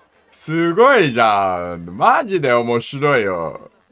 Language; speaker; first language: Japanese; non-native, learner; English